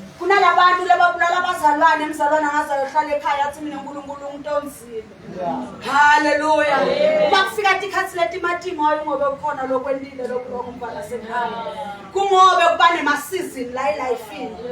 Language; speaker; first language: Zulu; non-native, local second language; Swati